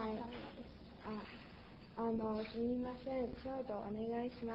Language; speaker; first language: Japanese; non-native, learner; Chinese